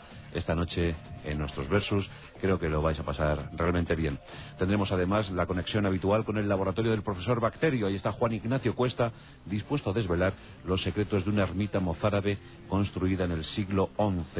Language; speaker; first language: Spanish; native; Spanish